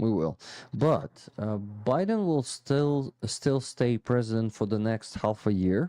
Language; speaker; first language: English; non-native, fluent; Ukrainian